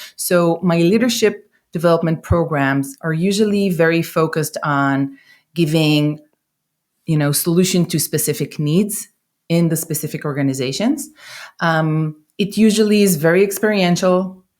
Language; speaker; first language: English; non-native, fluent; Hebrew